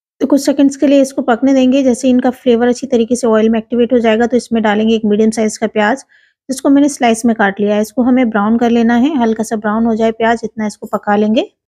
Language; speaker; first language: Hindi; native; Hindi